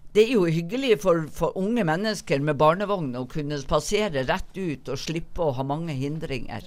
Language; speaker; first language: Norwegian; native; Norwegian